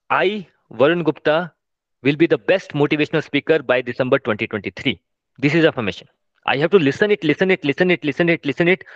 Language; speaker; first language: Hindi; non-native, local second language; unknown